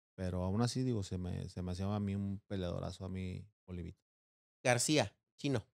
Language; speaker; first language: Spanish; native; Spanish